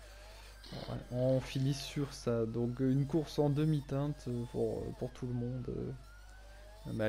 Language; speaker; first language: French; native; French